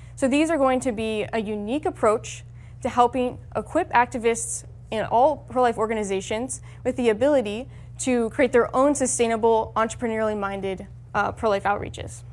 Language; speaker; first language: English; native; English